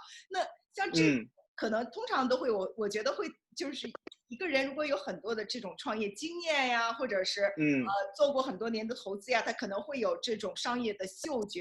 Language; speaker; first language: Chinese; native; Chinese